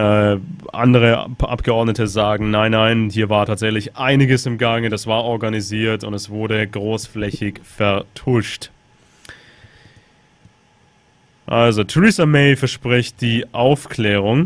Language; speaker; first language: German; native; German